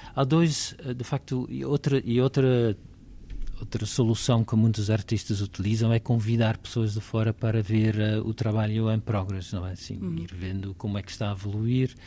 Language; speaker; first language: Portuguese; non-native, fluent; Dutch